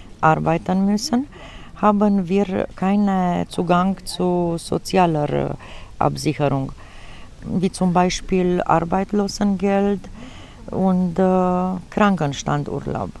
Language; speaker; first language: German; non-native, fluent; Romanian